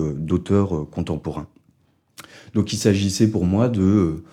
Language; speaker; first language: French; native; French